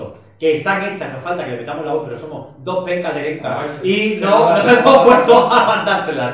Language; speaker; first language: Spanish; native; Spanish